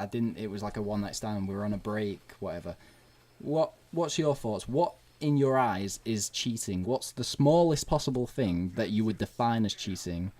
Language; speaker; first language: English; native; English